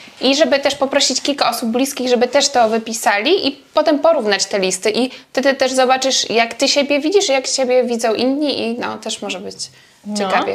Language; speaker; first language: Polish; native; Polish